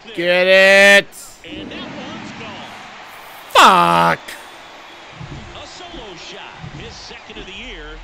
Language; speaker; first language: English; native; English